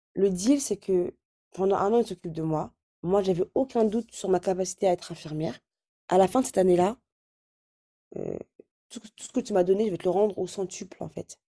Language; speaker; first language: French; early bilingual, other home language; Arabic